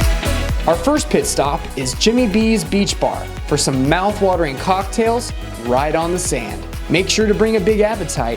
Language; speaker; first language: English; native; English